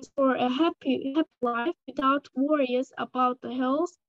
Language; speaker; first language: English; non-native, fluent; Georgian